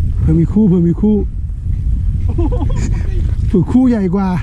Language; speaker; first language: Thai; non-native, local second language; Northeastern Thai